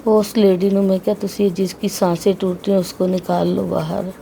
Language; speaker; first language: Hindi; non-native, local second language; Punjabi